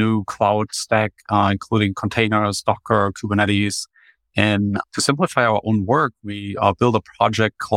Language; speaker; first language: English; non-native, fluent; German